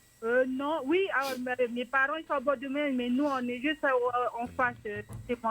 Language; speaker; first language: French; non-native, local second language; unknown